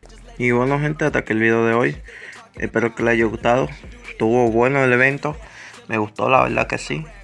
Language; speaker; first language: Spanish; native; Spanish